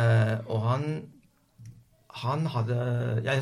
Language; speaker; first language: Norwegian; non-native, fluent; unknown